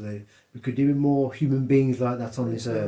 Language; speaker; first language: English; native; English